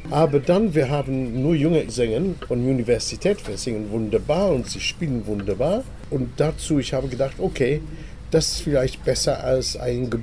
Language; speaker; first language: German; non-native, fluent; English